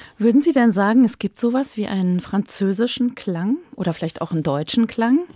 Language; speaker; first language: German; native; German